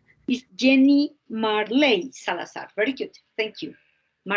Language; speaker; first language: English; non-native, fluent; Spanish